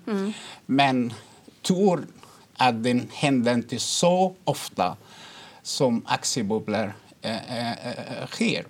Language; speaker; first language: Swedish; non-native, fluent; Arabic